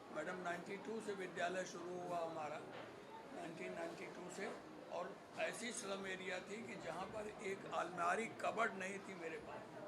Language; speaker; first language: Hindi; non-native, local second language; Marathi